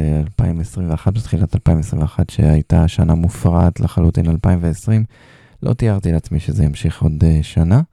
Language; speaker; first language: Hebrew; native; Hebrew